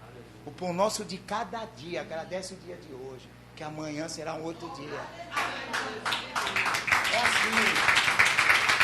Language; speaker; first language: Portuguese; native; Portuguese